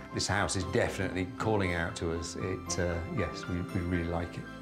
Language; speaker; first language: English; native; English